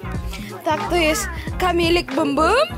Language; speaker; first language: Polish; non-native, learner; Filipino